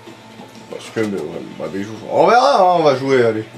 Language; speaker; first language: French; native; French